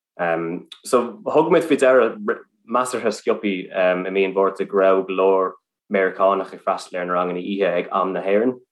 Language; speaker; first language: Irish; non-native, local second language; English